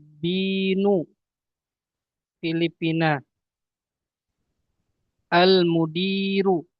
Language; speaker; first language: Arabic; non-native, fluent; Indonesian